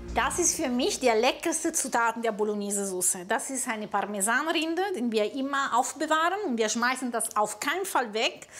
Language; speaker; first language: German; non-native, fluent; Italian